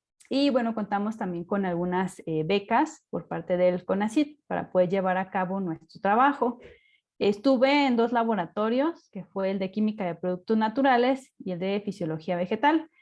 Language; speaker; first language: Spanish; native; Spanish